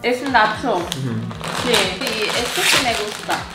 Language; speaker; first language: Spanish; non-native, learner; Korean